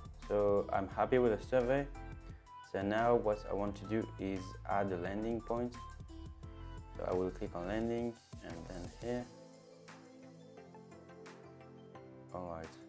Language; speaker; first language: English; non-native, fluent; French